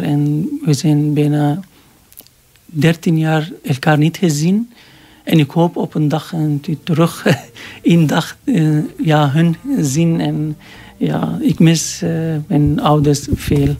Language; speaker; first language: Dutch; non-native, learner; Arabic